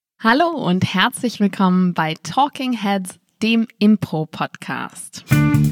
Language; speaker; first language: German; native; German